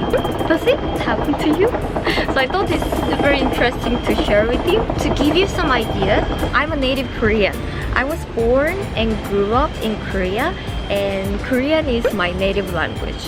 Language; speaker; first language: English; non-native, fluent; Korean